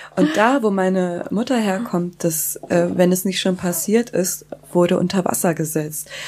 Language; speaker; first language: German; early bilingual, other home language; Kurdish